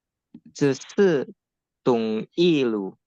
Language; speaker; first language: Chinese; non-native, learner; Indonesian